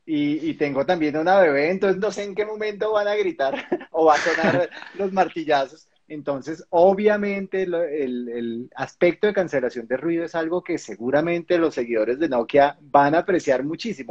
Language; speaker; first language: Spanish; native; Spanish